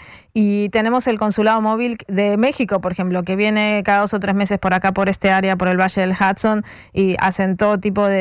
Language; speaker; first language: Spanish; native; Spanish